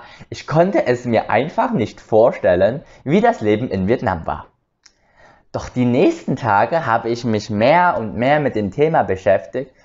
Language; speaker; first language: German; early bilingual, other home language; Vietnamese